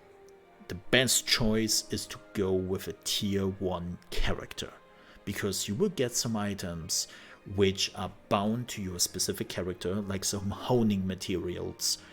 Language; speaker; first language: English; non-native, fluent; German